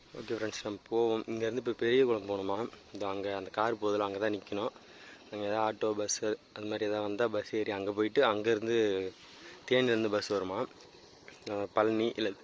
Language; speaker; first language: Tamil; native; Tamil